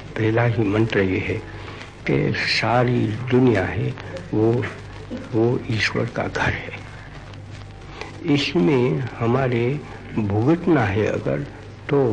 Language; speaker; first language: Hindi; non-native, local second language; Gujarati